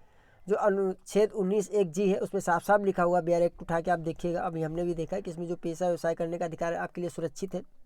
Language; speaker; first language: Hindi; native; Hindi